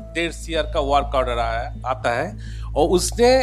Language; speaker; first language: Hindi; non-native, local second language; Bangla